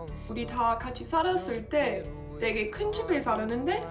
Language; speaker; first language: Korean; non-native, fluent; English